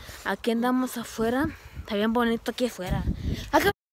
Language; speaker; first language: Spanish; early bilingual, heritage; Spanish